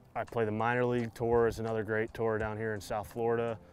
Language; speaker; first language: English; native; English